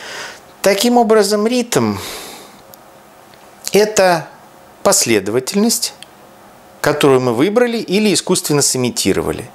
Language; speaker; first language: Russian; native; Russian